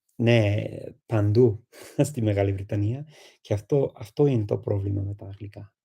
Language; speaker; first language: Greek; non-native, fluent; English